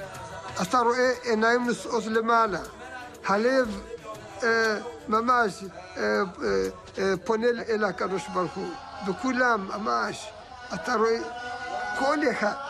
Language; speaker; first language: Hebrew; non-native, fluent; Amharic